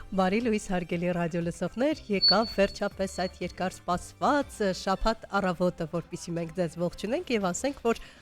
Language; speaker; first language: Armenian; native; Armenian